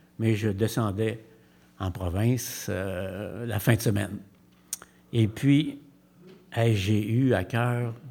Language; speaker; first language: French; native; French